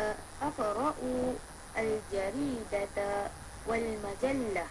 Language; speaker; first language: Arabic; non-native, learner; Malay